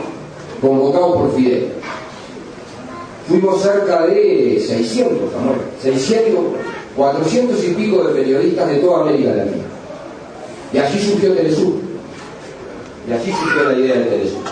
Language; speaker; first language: Spanish; native; Spanish